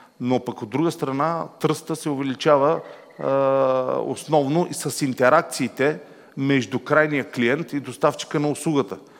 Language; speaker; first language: Bulgarian; native; Bulgarian